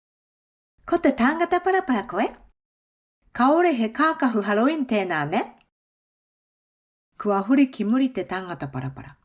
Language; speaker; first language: Māori; non-native, fluent; Japanese